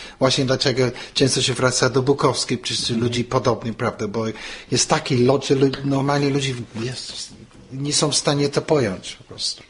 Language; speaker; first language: Polish; non-native, fluent; English